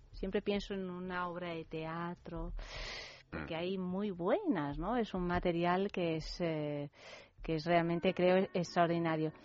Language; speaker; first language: Spanish; native; Spanish